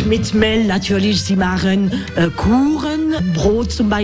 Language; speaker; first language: German; non-native, learner; French